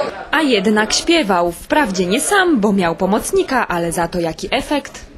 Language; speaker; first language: Polish; native; Polish